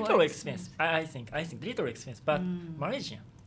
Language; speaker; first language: English; non-native, learner; Japanese